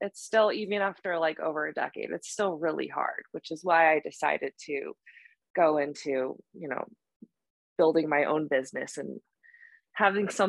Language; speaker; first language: English; native; English